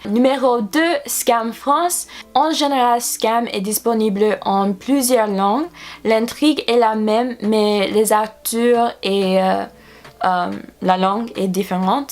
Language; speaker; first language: French; non-native, learner; English